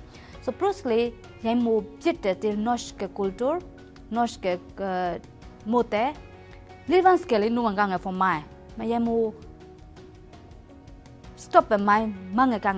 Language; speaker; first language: Norwegian; non-native, learner; Burmese